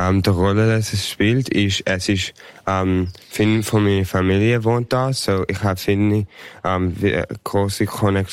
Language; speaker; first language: German; early bilingual, heritage; English